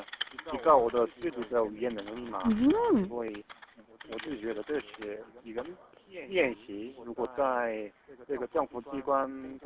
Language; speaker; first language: Chinese; non-native, fluent; Korean